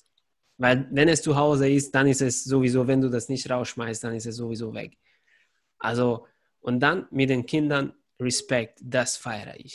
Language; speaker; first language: German; non-native, fluent; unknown